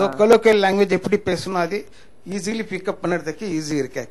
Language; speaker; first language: Tamil; non-native, local second language; Marathi